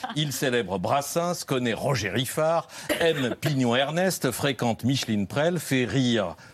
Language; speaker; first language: French; native; French